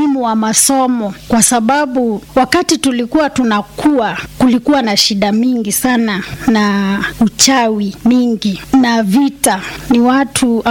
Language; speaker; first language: Swahili; non-native, local second language; Kamba